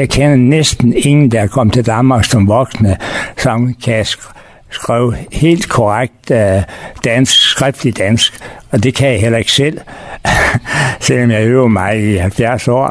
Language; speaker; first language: Danish; native; Danish